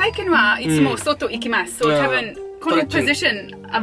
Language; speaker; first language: Japanese; non-native, learner; English